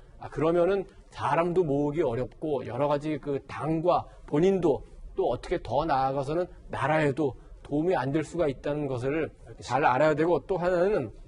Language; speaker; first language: Korean; native; Korean